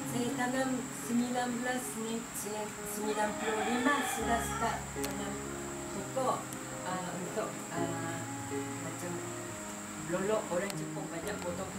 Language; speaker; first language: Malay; non-native, learner; Japanese